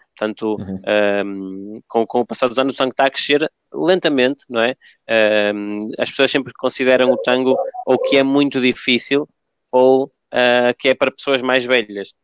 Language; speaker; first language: Portuguese; early bilingual, other home language; Spanish